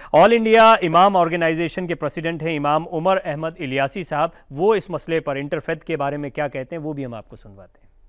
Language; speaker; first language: Hindi; native; Hindi